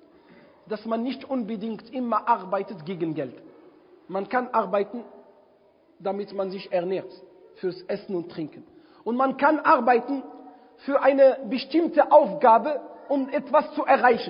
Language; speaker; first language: German; non-native, fluent; Arabic